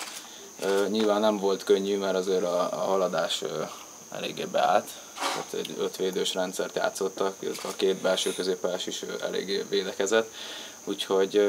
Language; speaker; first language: Hungarian; native; Hungarian